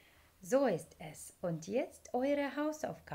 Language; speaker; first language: German; non-native, fluent; Ukrainian